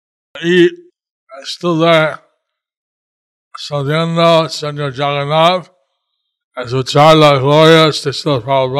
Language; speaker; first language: Spanish; non-native, learner; English